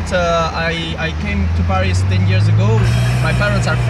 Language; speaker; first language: English; non-native, fluent; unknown